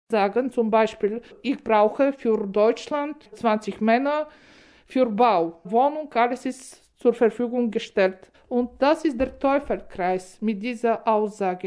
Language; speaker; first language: German; non-native, fluent; Bulgarian